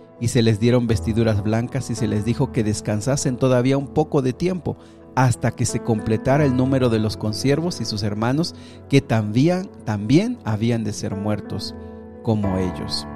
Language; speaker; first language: Spanish; native; Spanish